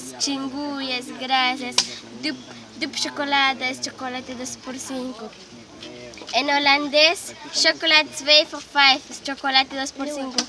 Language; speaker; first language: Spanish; non-native, local second language; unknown